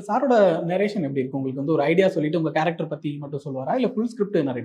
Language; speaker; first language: Tamil; native; Tamil